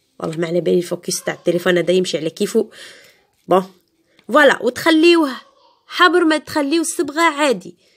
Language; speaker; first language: Arabic; native; Arabic